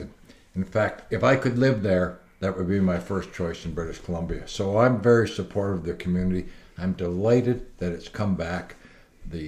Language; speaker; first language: English; native; English